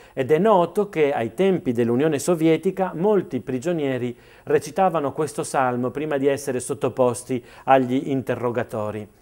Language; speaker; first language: Italian; native; Italian